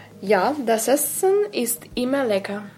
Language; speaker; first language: German; non-native, learner; Russian